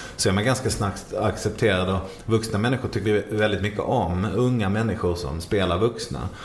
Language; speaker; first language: Swedish; native; Swedish